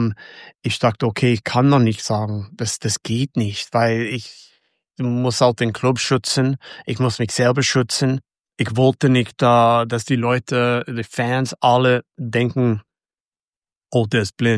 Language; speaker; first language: German; non-native, fluent; English